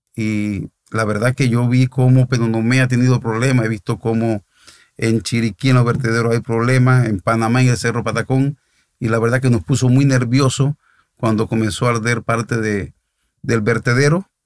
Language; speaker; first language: Spanish; native; Spanish